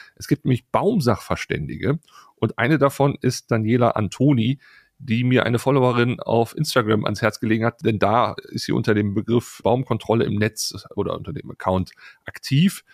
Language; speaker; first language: German; native; German